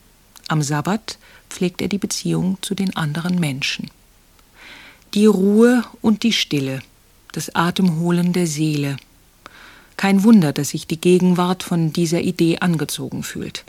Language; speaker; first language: German; native; German